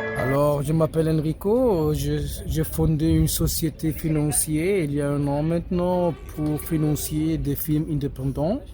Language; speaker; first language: French; non-native, fluent; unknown